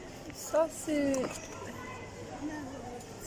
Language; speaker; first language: French; non-native, local second language; Arabic